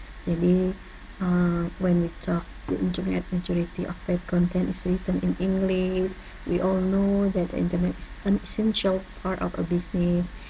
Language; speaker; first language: English; non-native, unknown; Indonesian